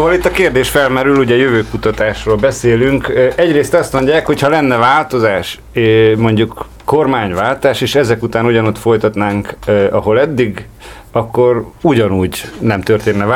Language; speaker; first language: Hungarian; native; Hungarian